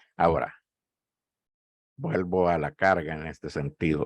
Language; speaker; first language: Spanish; native; Spanish